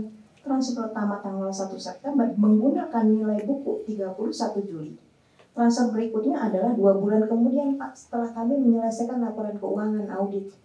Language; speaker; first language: Indonesian; native; Indonesian